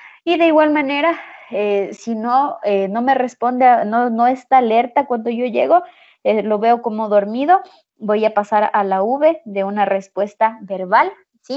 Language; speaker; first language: Spanish; native; Spanish